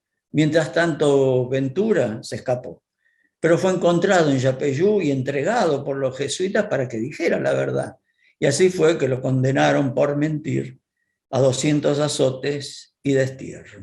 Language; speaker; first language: Spanish; native; Spanish